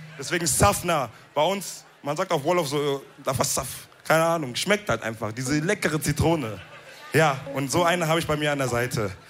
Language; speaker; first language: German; early bilingual, other home language; Wolof